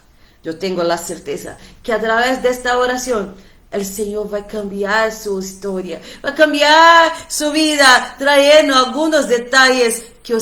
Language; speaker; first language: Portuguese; non-native, learner; Spanish